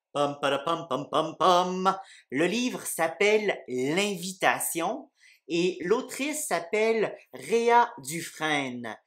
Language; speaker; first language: French; native; French